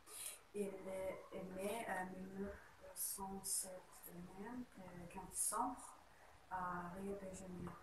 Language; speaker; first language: French; non-native, learner; Georgian